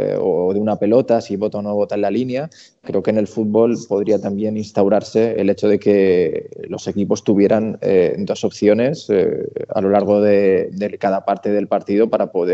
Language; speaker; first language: Spanish; native; Spanish